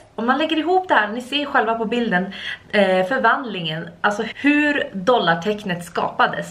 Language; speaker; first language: Swedish; native; Swedish